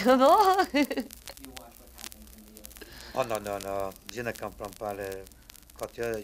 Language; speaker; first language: French; non-native, learner; English